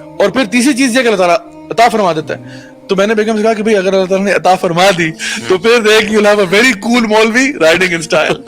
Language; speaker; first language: Urdu; early bilingual, heritage; Urdu